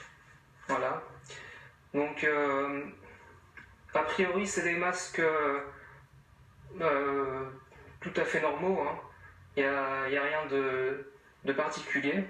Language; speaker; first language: French; native; French